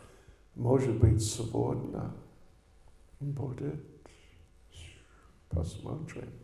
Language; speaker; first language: Russian; non-native, learner; English